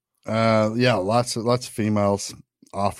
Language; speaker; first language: English; native; English